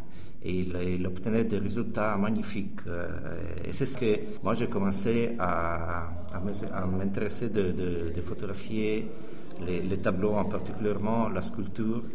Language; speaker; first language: French; non-native, fluent; Italian